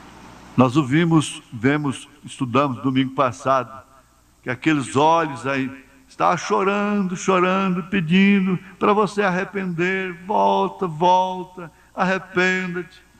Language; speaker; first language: Portuguese; native; Portuguese